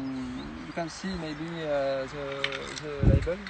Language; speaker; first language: English; non-native, learner; French